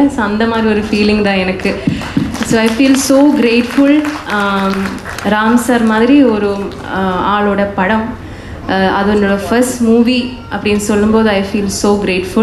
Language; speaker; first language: Tamil; non-native, learner; Malayalam